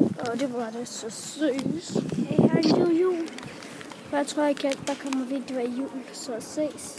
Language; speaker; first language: Danish; early bilingual, other home language; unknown